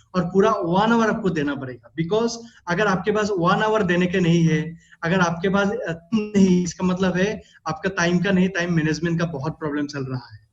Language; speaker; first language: Hindi; non-native, local second language; Assamese